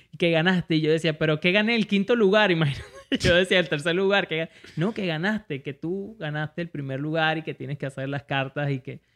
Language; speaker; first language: Spanish; native; Spanish